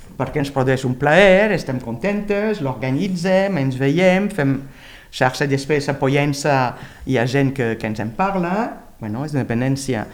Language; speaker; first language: Catalan; non-native, fluent; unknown